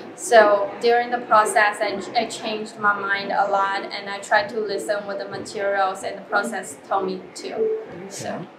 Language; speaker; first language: English; non-native, fluent; Chinese